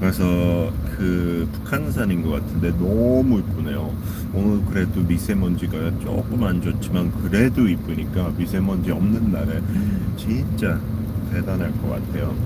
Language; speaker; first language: Korean; non-native, fluent; English